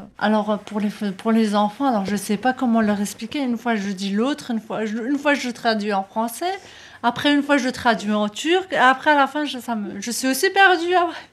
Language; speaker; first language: French; early bilingual, other home language; Turkish